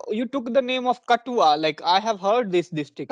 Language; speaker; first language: English; non-native, local second language; Punjabi